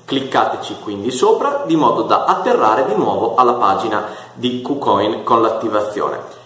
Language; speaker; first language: Italian; native; Italian